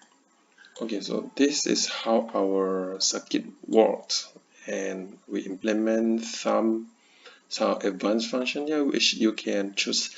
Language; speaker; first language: English; non-native, learner; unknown